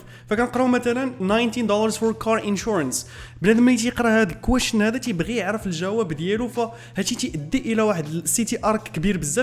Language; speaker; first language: Arabic; native; Arabic